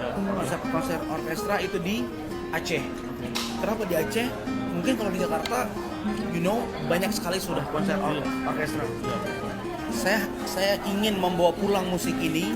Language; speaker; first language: Indonesian; non-native, local second language; Achinese